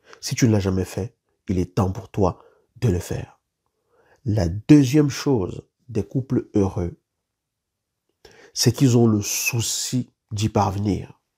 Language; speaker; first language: French; native; French